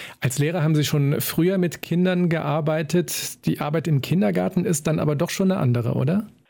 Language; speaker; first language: German; native; German